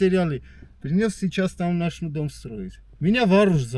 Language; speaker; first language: Russian; non-native, fluent; Armenian